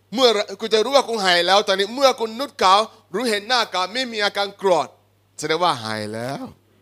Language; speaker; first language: Thai; non-native, fluent; Igbo